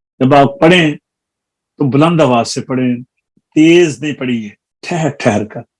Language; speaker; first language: Urdu; native; Urdu